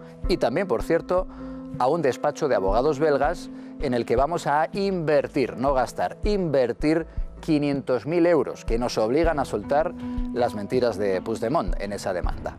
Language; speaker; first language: Spanish; native; Spanish